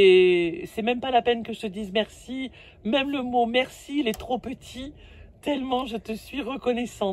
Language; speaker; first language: French; native; French